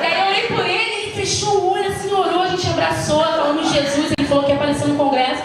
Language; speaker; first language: Portuguese; native; Portuguese